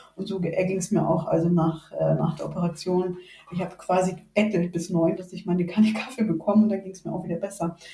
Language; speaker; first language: German; native; German